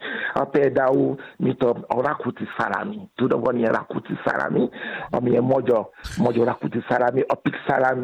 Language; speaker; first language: Hungarian; non-native, learner; Yoruba